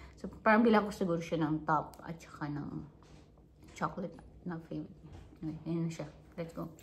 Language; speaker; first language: Filipino; non-native, local second language; Hiligaynon